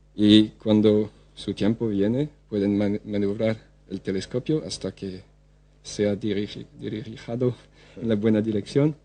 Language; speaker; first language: Spanish; non-native, fluent; French